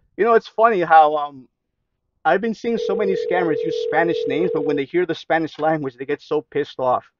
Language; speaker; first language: English; native; English